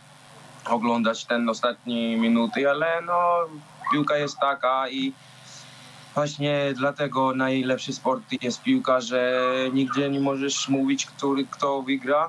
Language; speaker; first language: Polish; non-native, learner; Georgian